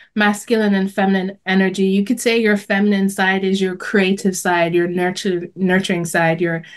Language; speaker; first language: English; native; English